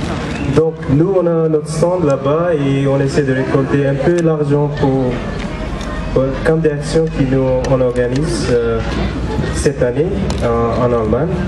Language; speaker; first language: French; non-native, fluent; Tibetan